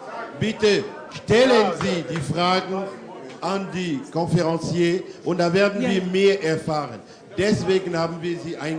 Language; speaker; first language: German; non-native, fluent; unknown